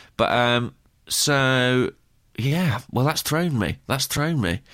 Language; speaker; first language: English; native; English